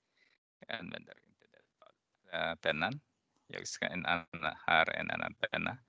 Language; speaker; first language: Swedish; non-native, fluent; Arabic